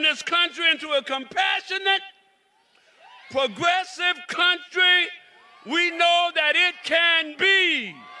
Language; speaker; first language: English; native; English